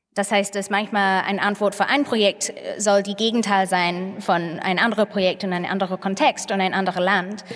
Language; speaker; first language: German; non-native, fluent; English